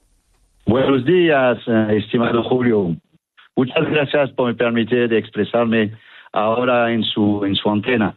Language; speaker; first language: Spanish; non-native, fluent; French